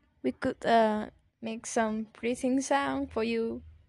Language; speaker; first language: English; non-native, fluent; Vietnamese